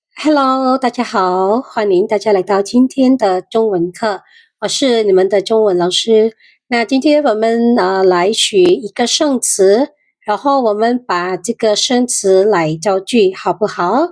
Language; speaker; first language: Chinese; non-native, fluent; Khmer